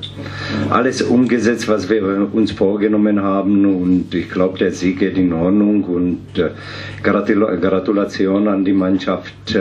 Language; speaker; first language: German; non-native, fluent; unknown